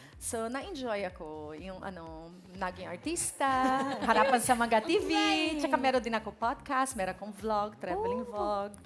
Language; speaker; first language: Filipino; non-native, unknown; Portuguese